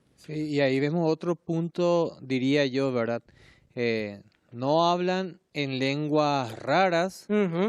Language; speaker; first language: Spanish; native; Spanish